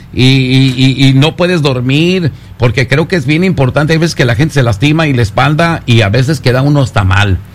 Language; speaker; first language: Spanish; native; Spanish